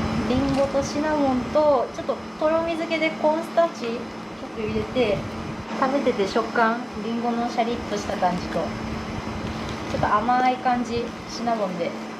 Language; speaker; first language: Japanese; native; Japanese